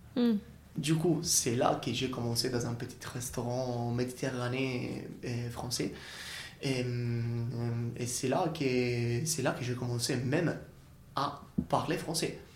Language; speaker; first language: French; non-native, fluent; Italian